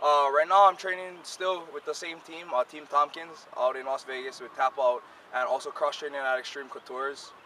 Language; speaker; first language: English; native; English